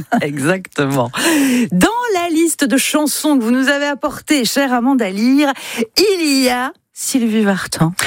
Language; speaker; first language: French; native; French